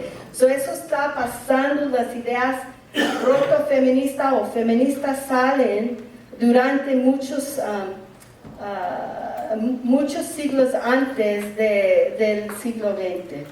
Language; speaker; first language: Spanish; early bilingual, heritage; English